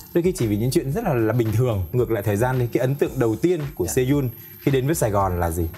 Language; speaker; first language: Vietnamese; native; Vietnamese